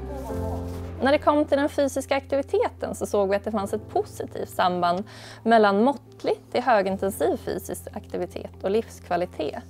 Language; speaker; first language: Swedish; native; Swedish